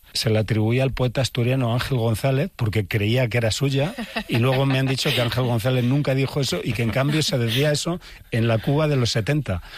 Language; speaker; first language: Spanish; native; Spanish